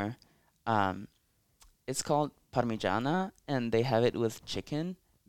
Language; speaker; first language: English; non-native, fluent; Italian